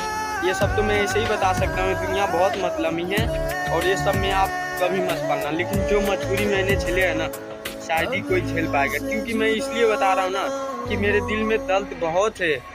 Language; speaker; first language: Hindi; non-native, fluent; Bangla